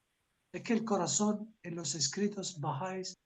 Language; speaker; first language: Spanish; native; Spanish